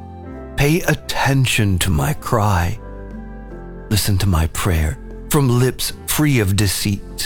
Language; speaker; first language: English; native; English